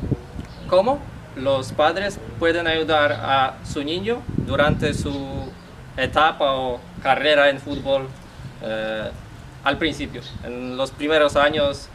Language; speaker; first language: Spanish; non-native, learner; Polish